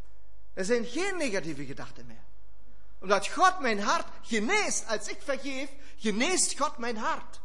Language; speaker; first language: Dutch; non-native, fluent; German